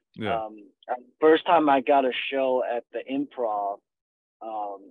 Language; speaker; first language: English; non-native, fluent; Chinese